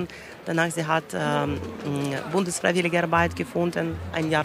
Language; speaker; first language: German; non-native, learner; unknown